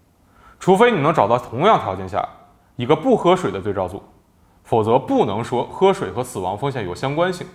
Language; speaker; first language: Chinese; native; Chinese